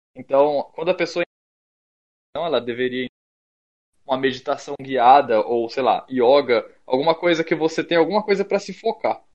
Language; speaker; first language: Portuguese; native; Portuguese